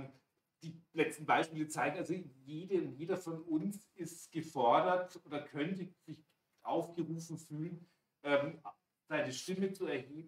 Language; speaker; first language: German; native; German